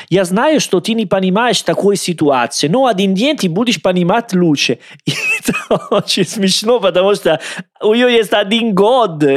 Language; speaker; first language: Russian; non-native, learner; Italian